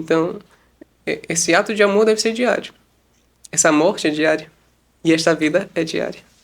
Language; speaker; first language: Portuguese; native; Portuguese